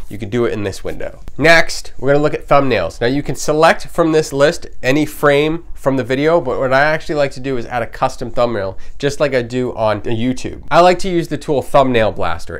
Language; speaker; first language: English; native; English